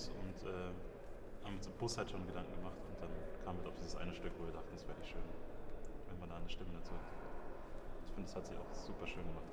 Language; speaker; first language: German; native; German